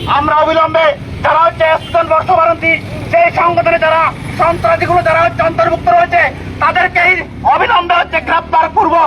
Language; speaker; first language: Bangla; non-native, local second language; Chakma